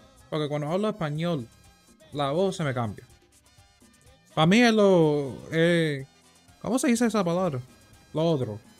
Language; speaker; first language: Spanish; early bilingual, heritage; Spanish